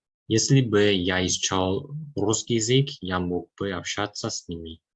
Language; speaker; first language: Russian; non-native, fluent; Korean